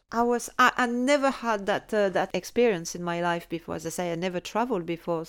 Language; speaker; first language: English; non-native, fluent; French